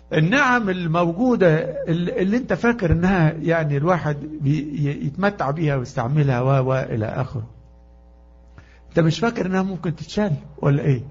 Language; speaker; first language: Arabic; native; Arabic